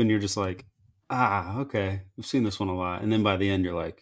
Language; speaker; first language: English; native; English